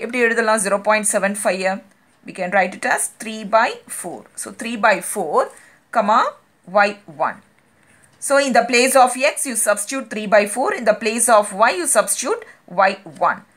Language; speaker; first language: English; non-native, local second language; Tamil